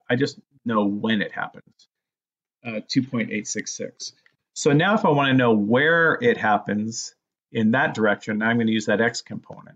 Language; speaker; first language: English; native; English